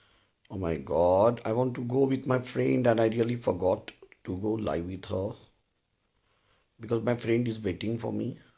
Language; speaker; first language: English; non-native, fluent; Hindi